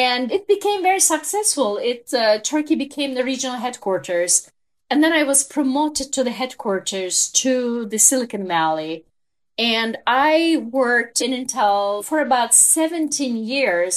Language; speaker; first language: English; non-native, fluent; Turkish